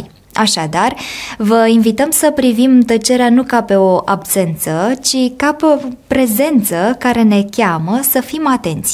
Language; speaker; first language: Romanian; native; Romanian